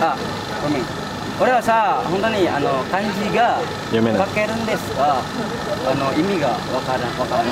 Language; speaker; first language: Japanese; non-native, learner; Indonesian